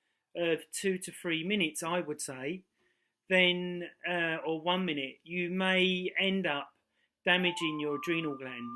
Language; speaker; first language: English; native; English